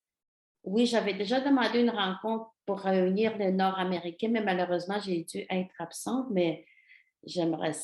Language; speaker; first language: French; non-native, local second language; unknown